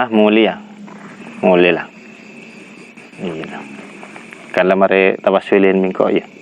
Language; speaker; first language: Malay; non-native, local second language; Madurese